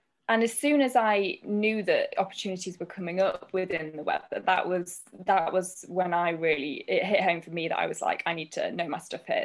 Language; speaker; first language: English; native; English